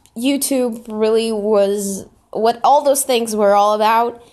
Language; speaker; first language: English; non-native, fluent; Portuguese